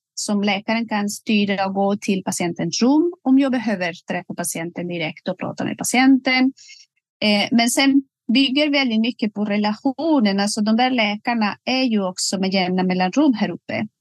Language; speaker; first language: Swedish; non-native, fluent; Spanish